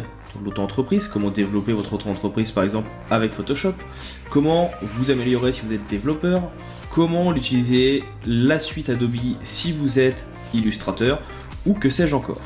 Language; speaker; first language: French; native; French